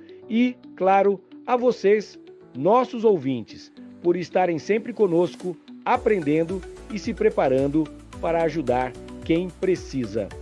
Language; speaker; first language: Portuguese; native; Portuguese